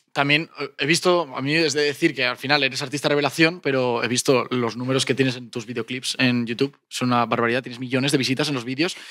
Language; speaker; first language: Spanish; native; Spanish